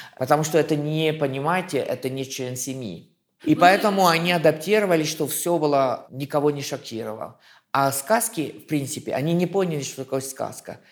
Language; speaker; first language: Russian; non-native, fluent; French